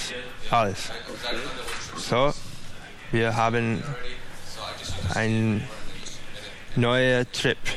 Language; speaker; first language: German; non-native, learner; English